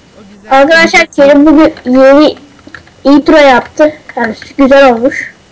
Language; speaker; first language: Turkish; native; Turkish